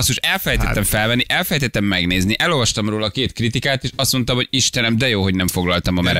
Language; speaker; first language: Hungarian; native; Hungarian